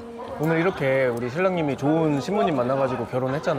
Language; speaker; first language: Korean; native; Korean